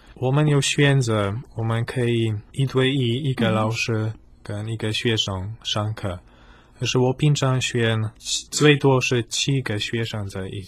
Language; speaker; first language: Chinese; non-native, fluent; Polish